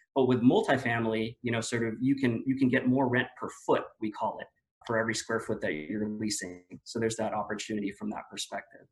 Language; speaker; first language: English; non-native, local second language; Filipino